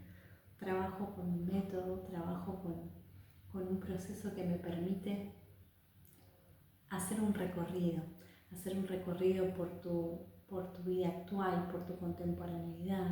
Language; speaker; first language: Spanish; native; Spanish